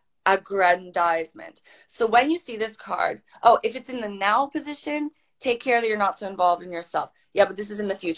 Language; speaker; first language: English; non-native, fluent; Croatian